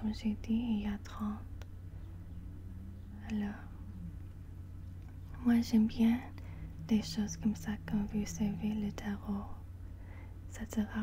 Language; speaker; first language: French; non-native, learner; English